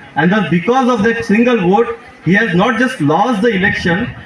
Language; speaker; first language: English; non-native, local second language; Marathi